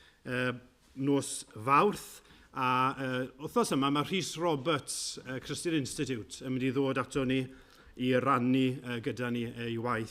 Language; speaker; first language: Welsh; native; Welsh